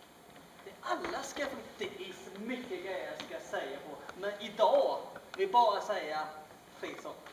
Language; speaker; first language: Swedish; non-native, learner; Chinese